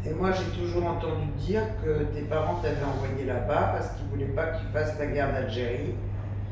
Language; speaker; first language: French; native; French